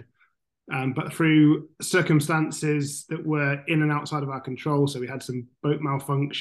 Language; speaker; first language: English; native; English